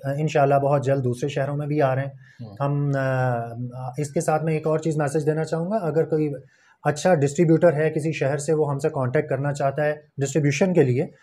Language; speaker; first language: Urdu; non-native, local second language; Punjabi